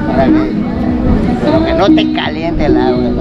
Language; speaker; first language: Spanish; native; Spanish